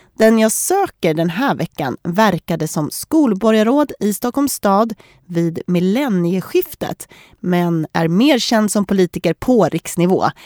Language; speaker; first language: Swedish; native; Swedish